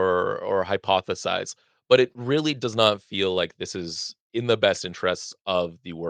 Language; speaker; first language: English; native; English